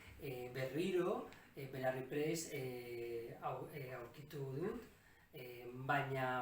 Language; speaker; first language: Basque; non-native, local second language; Catalan